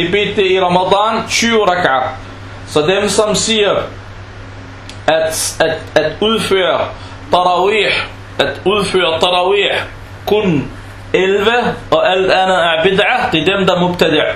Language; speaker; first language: Danish; non-native, fluent; Arabic